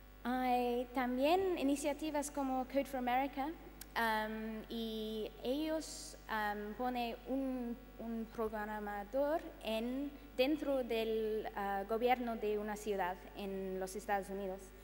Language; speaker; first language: Spanish; non-native, fluent; English